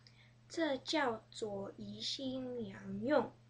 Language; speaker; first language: Chinese; early bilingual, heritage; Chinese